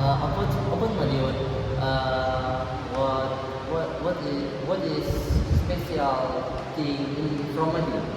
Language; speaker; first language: English; non-native, learner; Indonesian